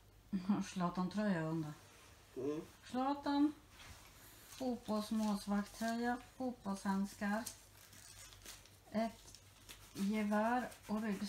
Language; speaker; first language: Swedish; native; Swedish